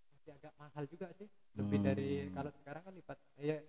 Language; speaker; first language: Indonesian; non-native, local second language; Madurese